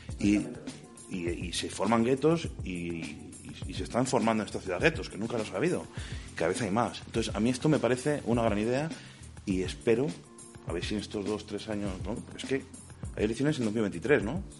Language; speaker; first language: Spanish; native; Spanish